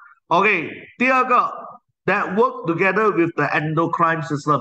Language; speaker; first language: English; non-native, local second language; Chinese